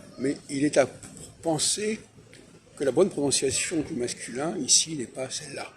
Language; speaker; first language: French; native; French